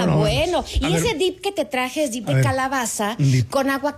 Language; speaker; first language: Spanish; native; Spanish